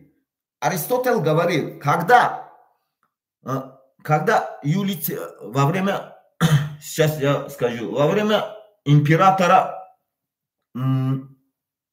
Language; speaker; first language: Russian; non-native, local second language; Tajik